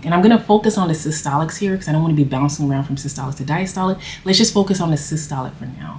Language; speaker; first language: English; native; English